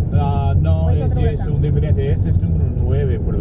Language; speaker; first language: Spanish; non-native, learner; English